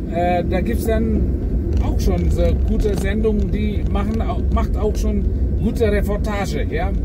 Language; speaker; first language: German; non-native, fluent; Indonesian